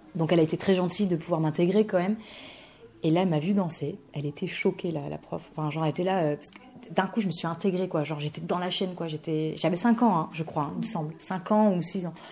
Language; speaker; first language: French; early bilingual, other home language; Bulgarian